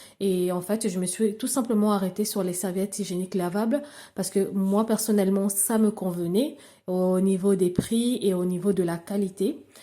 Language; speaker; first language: French; non-native, local second language; Lingala